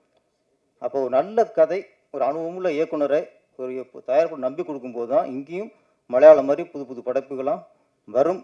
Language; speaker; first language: Tamil; native; Tamil